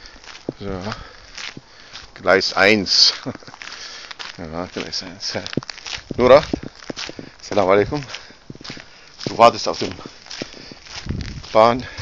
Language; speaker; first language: German; non-native, fluent; Arabic